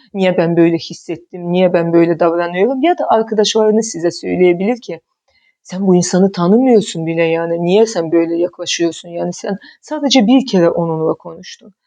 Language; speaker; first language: Turkish; non-native, fluent; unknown